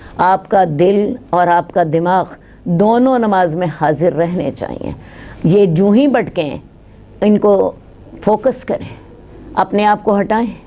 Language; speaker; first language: Urdu; non-native, local second language; Punjabi